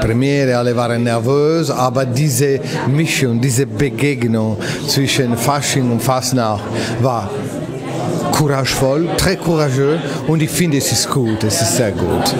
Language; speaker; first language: German; non-native, fluent; French